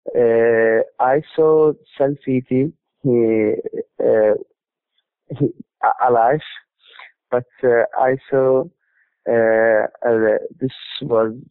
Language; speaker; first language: English; non-native, learner; Arabic